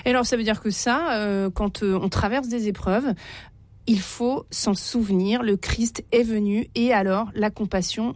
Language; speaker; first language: French; native; French